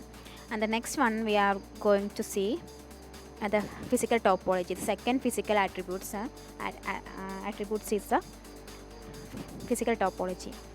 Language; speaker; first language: English; non-native, local second language; Malayalam